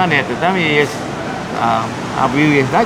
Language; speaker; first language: Russian; non-native, learner; Spanish